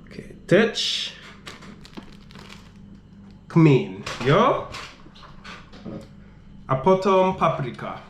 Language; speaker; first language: Czech; non-native, learner; English